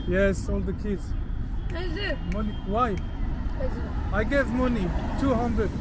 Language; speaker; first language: English; non-native, fluent; French